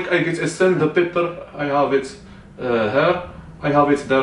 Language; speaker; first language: English; non-native, learner; Arabic